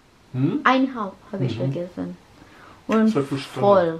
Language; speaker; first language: German; non-native, learner; Indonesian